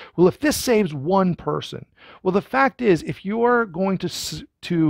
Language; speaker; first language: English; native; English